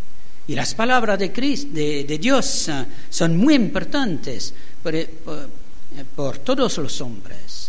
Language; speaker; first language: Spanish; non-native, fluent; French